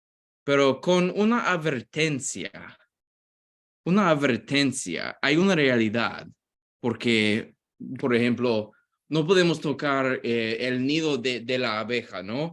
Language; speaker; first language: Spanish; non-native, fluent; English